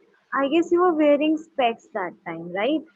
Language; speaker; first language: English; non-native, local second language; Hindi